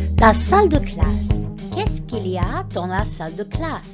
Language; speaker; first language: French; non-native, fluent; English